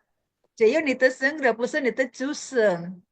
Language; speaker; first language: Chinese; non-native, fluent; Indonesian